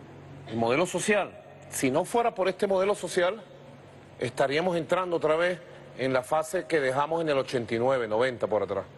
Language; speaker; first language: Spanish; native; Spanish